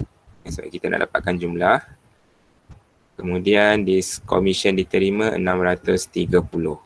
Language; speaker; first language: Malay; native; Malay